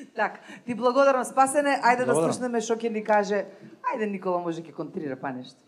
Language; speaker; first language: Macedonian; native; Macedonian